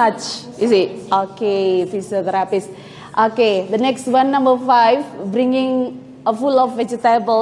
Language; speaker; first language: English; non-native, fluent; Indonesian